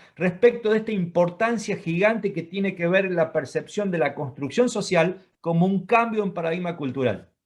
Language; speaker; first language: Spanish; native; Spanish